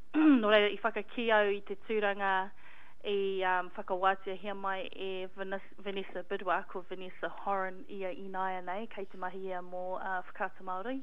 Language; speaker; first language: Māori; non-native, local second language; English